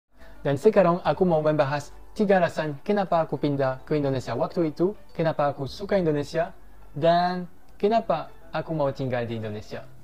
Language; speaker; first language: Indonesian; non-native, fluent; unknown